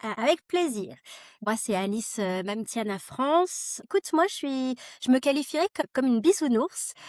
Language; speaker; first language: French; non-native, local second language; Malagasy